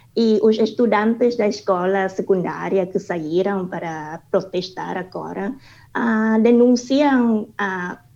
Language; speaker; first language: Portuguese; non-native, fluent; Thai